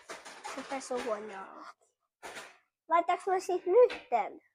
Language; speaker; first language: Finnish; early bilingual, other home language; Kinyarwanda